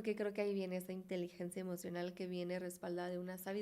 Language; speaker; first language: Spanish; native; Spanish